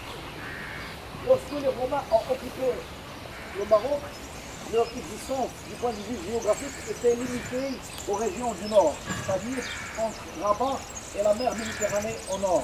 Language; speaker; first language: French; non-native, local second language; Arabic